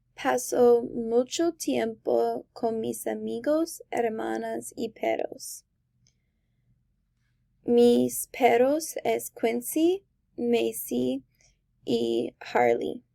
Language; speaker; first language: Spanish; non-native, learner; English